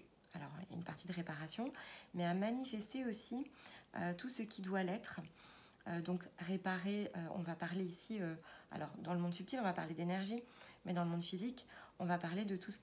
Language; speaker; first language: French; native; French